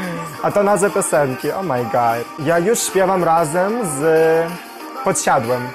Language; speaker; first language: Polish; non-native, learner; Ukrainian